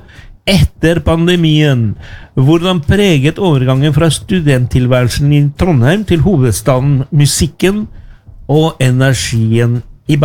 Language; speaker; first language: Swedish; non-native, fluent; Spanish